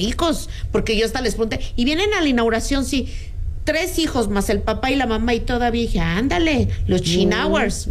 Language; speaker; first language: Spanish; native; Spanish